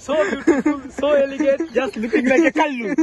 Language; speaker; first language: English; non-native, local second language; Bangla